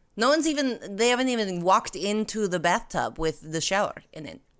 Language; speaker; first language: English; non-native, fluent; Russian